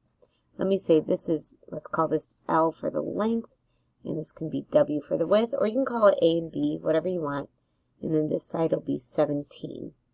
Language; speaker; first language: English; native; English